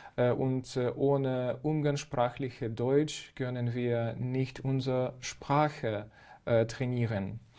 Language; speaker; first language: German; non-native, fluent; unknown